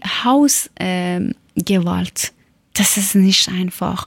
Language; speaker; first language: German; non-native, learner; Persian